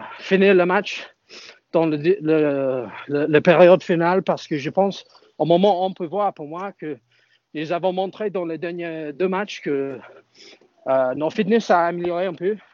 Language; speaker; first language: French; non-native, fluent; English